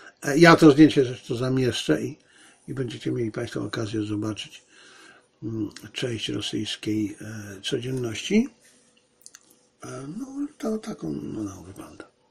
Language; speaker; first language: Polish; native; Polish